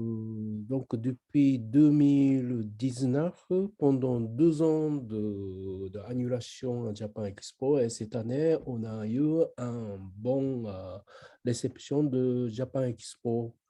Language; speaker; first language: French; non-native, learner; Japanese